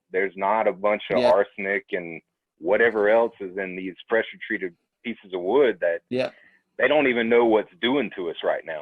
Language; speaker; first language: English; native; English